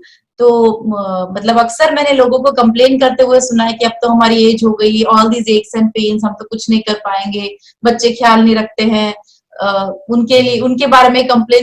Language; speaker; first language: Hindi; native; Hindi